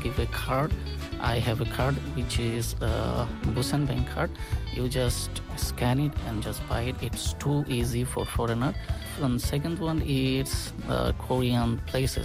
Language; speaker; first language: English; non-native, local second language; Bangla